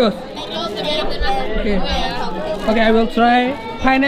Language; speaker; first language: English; non-native, learner; Indonesian